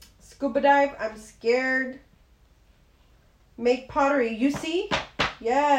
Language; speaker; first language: English; early bilingual, other home language; Spanish